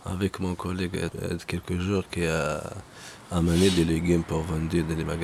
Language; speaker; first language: French; non-native, local second language; Arabic